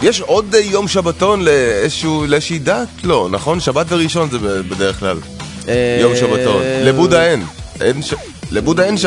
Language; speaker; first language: Hebrew; native; Hebrew